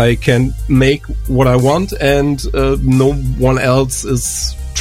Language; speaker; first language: English; non-native, fluent; German